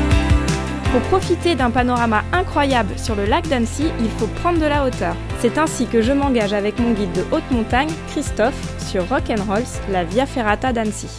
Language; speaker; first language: French; native; French